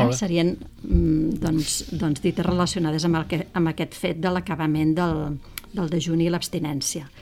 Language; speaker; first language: Catalan; native; Catalan